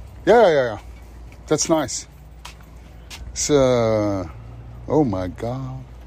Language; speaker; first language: English; non-native, fluent; Norwegian